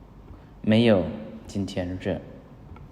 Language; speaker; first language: Chinese; non-native, fluent; Lao